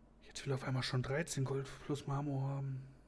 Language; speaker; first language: German; native; German